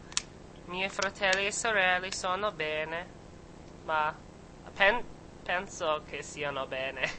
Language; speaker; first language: Italian; non-native, learner; English